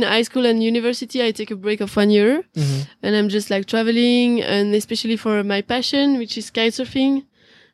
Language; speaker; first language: English; non-native, fluent; French